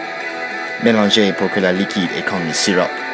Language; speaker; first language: French; non-native, learner; English